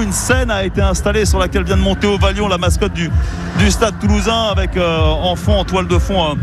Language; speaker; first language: French; native; French